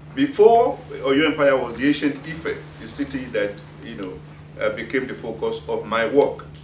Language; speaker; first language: English; non-native, local second language; Yoruba